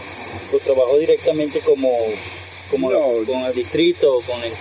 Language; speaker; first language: Spanish; native; Spanish